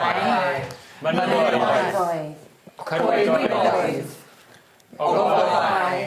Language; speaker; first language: Welsh; non-native, learner; English